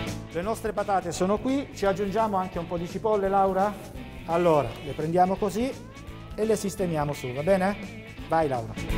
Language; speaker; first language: Italian; native; Italian